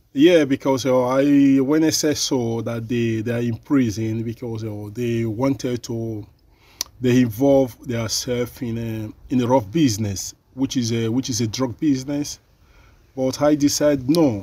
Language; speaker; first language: English; non-native, learner; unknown